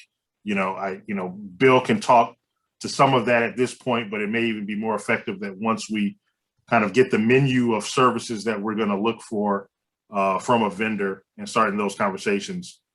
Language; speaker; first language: English; native; English